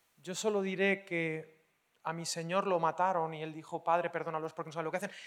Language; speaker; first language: Spanish; native; Spanish